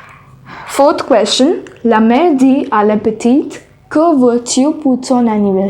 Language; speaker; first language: French; non-native, fluent; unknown